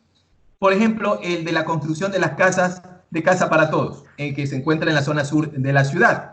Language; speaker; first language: Spanish; native; Spanish